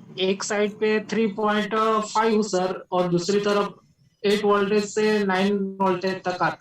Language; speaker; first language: Hindi; native; Hindi